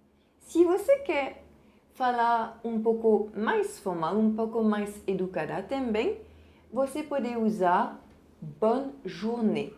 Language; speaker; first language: Portuguese; non-native, fluent; French